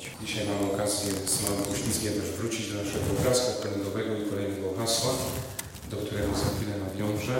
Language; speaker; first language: Polish; native; Polish